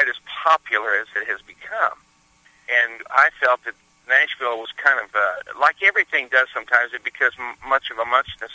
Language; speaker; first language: English; native; English